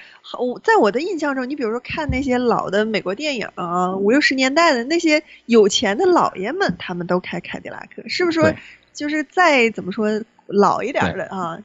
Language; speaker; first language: Chinese; native; Chinese